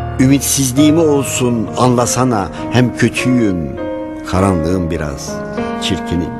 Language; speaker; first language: Turkish; native; Turkish